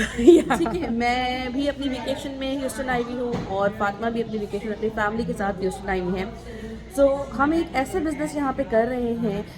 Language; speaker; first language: Urdu; native; Urdu